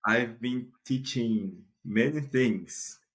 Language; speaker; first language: English; non-native, fluent; Portuguese